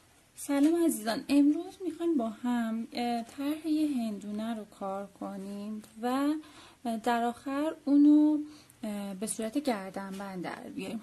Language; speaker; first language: Persian; native; Persian